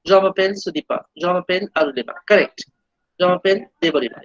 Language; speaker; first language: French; non-native, fluent; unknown